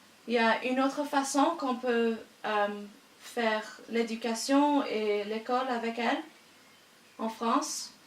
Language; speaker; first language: French; non-native, learner; English